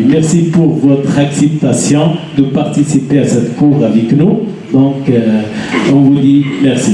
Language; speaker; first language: French; non-native, local second language; Arabic